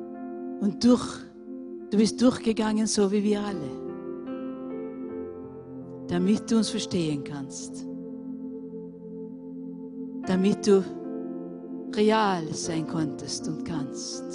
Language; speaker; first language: German; non-native, fluent; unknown